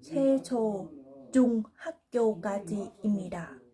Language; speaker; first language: Korean; non-native, learner; Thai